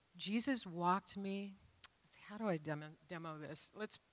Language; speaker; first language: English; native; English